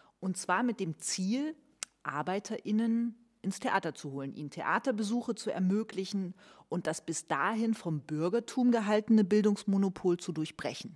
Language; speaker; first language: German; native; German